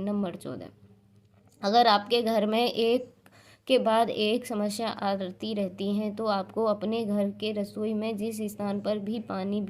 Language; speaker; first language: Hindi; native; Hindi